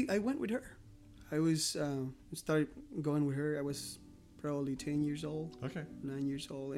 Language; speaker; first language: English; non-native, fluent; Spanish